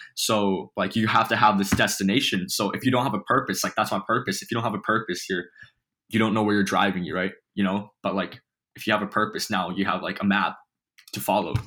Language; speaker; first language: English; early bilingual, other home language; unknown